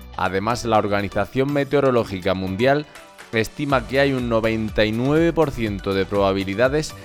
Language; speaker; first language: Spanish; native; Spanish